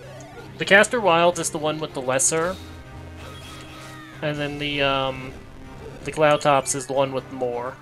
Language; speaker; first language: English; native; English